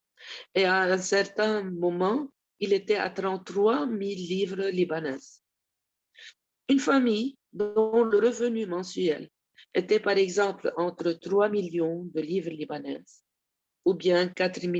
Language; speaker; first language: French; non-native, local second language; Arabic